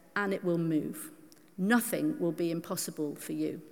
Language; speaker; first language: English; native; English